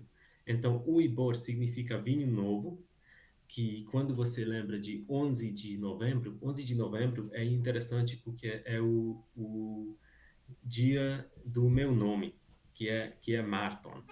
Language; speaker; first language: Portuguese; non-native, fluent; Hungarian